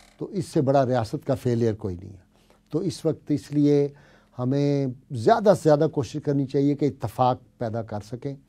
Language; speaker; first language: Hindi; native; Hindi